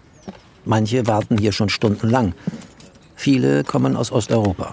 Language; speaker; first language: German; native; German